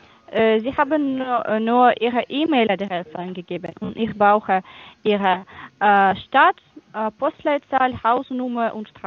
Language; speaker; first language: German; non-native, fluent; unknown